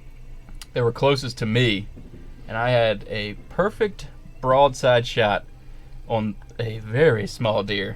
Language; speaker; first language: English; native; English